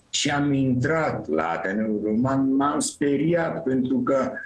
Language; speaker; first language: Romanian; non-native, fluent; Italian